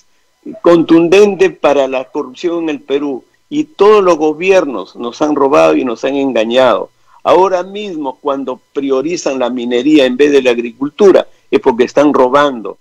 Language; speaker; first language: Spanish; native; Spanish